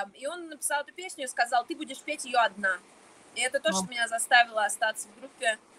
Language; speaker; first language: Russian; native; Russian